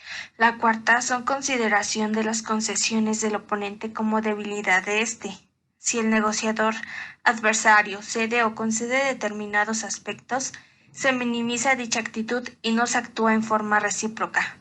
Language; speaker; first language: Spanish; native; Spanish